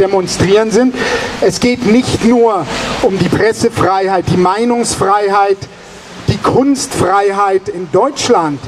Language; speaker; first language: German; native; German